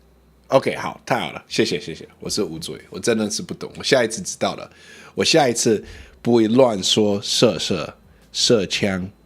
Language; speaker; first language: Chinese; non-native, learner; English